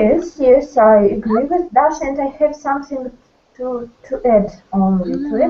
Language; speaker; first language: English; non-native, learner; Russian